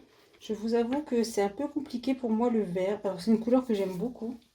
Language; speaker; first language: French; native; French